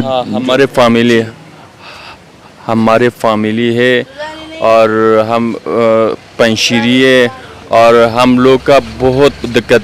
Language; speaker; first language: Hindi; non-native, learner; Persian